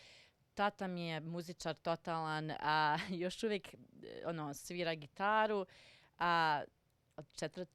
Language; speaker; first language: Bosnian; early bilingual, heritage; Serbian